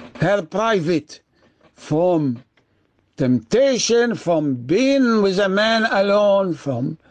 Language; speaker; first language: English; non-native, fluent; Arabic